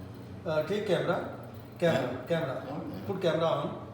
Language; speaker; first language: English; non-native, local second language; Urdu